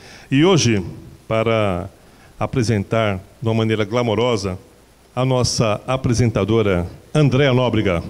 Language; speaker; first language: Portuguese; native; Portuguese